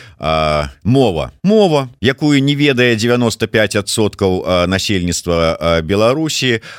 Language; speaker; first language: Belarusian; non-native, local second language; Russian